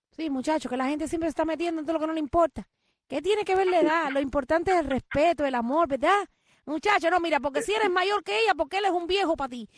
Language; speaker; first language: Spanish; native; Spanish